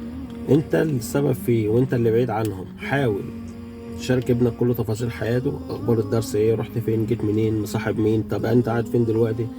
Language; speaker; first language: Arabic; native; Arabic